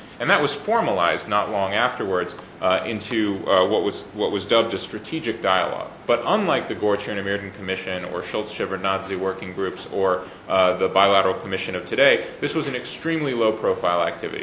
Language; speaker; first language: English; native; English